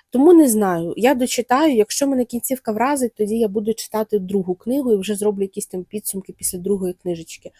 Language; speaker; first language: Ukrainian; non-native, local second language; Russian